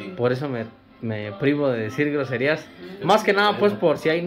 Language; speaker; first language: Spanish; native; Spanish